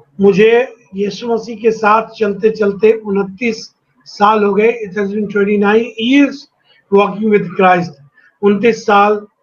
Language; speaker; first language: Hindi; native; Hindi